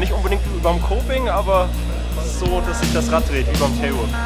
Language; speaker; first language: German; native; German